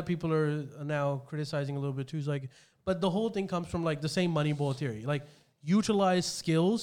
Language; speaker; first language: English; non-native, local second language; Urdu